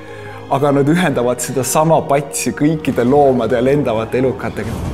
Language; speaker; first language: Estonian; native; Estonian